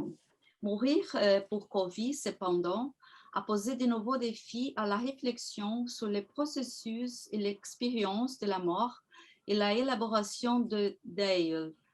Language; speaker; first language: French; non-native, fluent; Portuguese